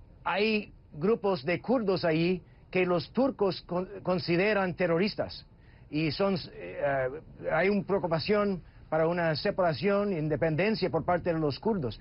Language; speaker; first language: Spanish; non-native, fluent; English